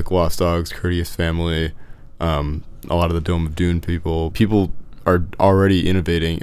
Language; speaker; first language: English; native; English